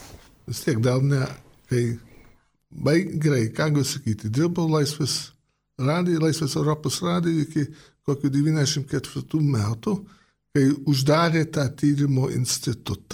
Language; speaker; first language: Lithuanian; early bilingual, heritage; Lithuanian